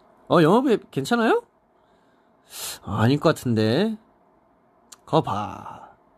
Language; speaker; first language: Korean; non-native, fluent; English